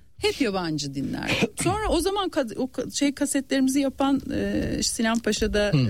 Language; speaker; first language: Turkish; native; Turkish